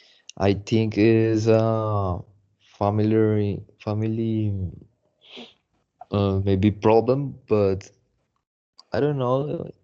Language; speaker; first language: English; non-native, learner; Spanish